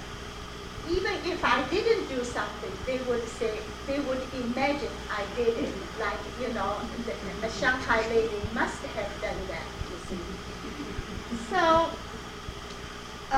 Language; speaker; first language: English; non-native, fluent; Chinese